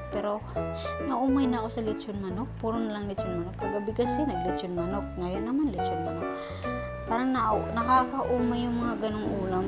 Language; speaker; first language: Filipino; non-native, local second language; Cebuano